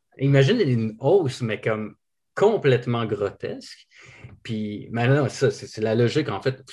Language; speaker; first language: French; native; French